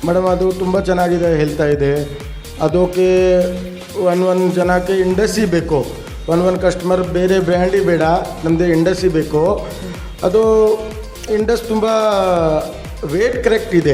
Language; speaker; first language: Kannada; non-native, learner; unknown